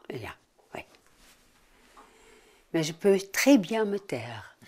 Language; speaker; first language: French; non-native, fluent; German